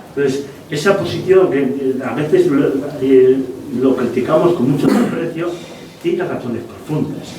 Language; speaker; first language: Spanish; non-native, local second language; Basque